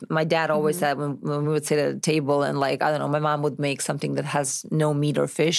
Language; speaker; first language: English; non-native, fluent; Serbian